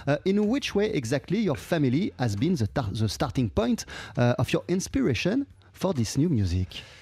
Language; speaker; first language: English; non-native, fluent; French